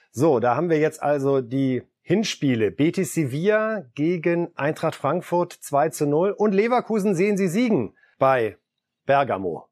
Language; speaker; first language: German; native; German